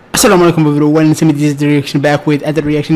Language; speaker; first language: English; non-native, learner; Arabic